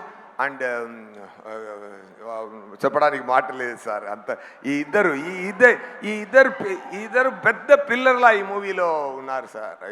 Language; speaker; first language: Telugu; non-native, learner; Tamil